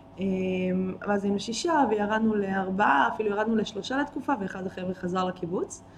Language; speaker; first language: Hebrew; native; Hebrew